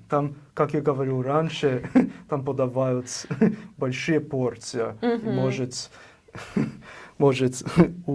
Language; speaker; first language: Russian; non-native, fluent; English